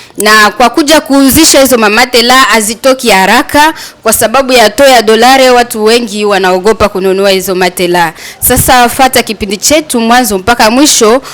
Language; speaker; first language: Swahili; native; Swahili